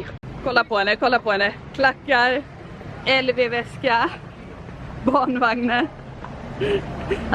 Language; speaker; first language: Swedish; native; Swedish